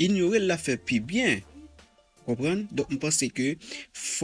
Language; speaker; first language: Haitian Creole; native; Haitian Creole